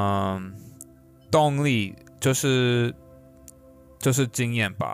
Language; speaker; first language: Chinese; non-native, fluent; English